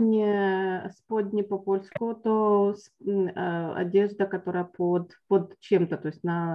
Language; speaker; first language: Polish; non-native, learner; Ukrainian